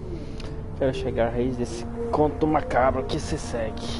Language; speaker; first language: Portuguese; native; Portuguese